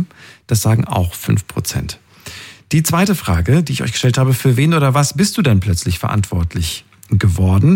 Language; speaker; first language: German; native; German